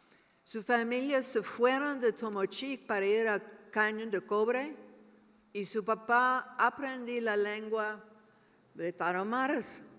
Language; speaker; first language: Spanish; non-native, learner; English